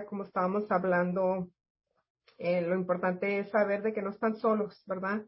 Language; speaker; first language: Spanish; native; Spanish